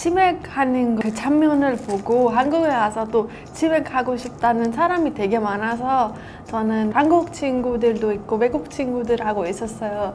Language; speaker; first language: Korean; non-native, fluent; Persian